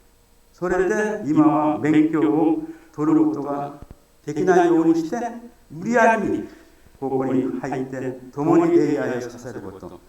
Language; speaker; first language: Japanese; non-native, fluent; Korean